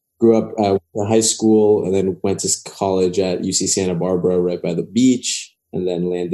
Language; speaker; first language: English; native; English